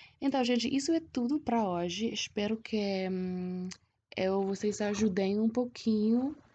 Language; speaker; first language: Portuguese; non-native, fluent; English